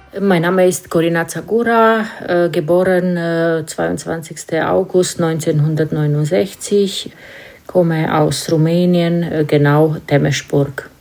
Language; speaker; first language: German; non-native, fluent; Romanian